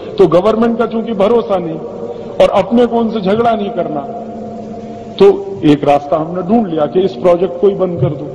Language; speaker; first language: Hindi; native; Hindi